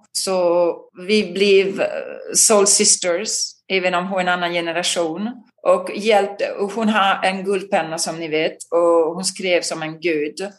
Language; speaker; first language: Swedish; non-native, fluent; Italian